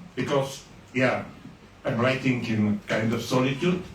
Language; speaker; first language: English; non-native, fluent; Bulgarian